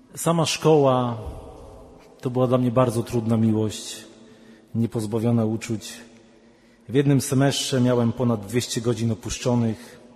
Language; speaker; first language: Polish; native; Polish